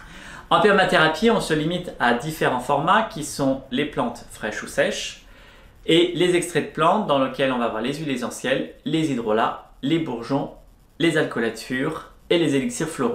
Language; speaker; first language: French; native; French